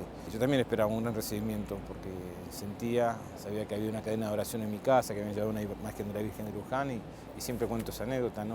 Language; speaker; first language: Spanish; native; Spanish